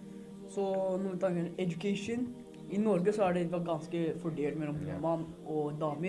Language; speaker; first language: Norwegian; early bilingual, other home language; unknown